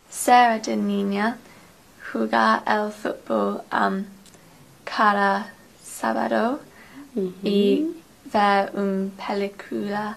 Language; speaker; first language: Spanish; non-native, learner; English